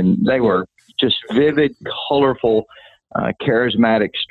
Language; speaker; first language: English; native; English